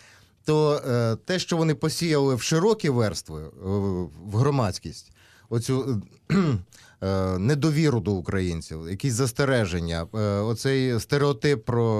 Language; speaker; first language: Ukrainian; native; Ukrainian